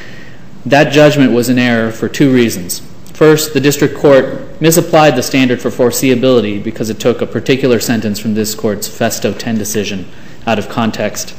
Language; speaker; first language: English; native; English